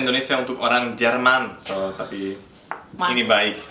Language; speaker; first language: Indonesian; non-native, learner; German